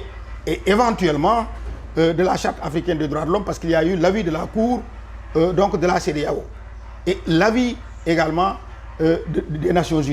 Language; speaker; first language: French; non-native, local second language; Wolof